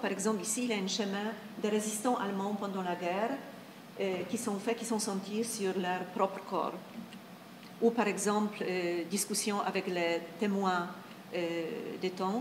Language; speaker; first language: French; non-native, fluent; Polish